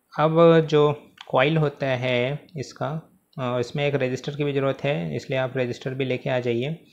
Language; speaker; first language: Hindi; native; Hindi